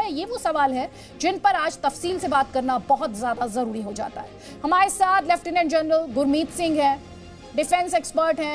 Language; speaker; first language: Hindi; native; Hindi